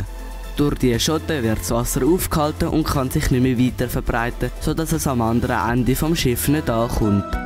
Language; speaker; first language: German; native; German